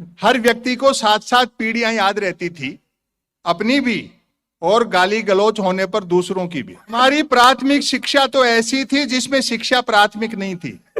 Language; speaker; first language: Hindi; native; Hindi